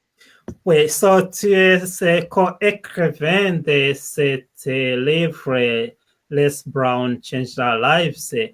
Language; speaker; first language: French; non-native, learner; English